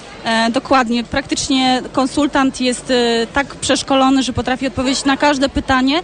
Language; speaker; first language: Polish; native; Polish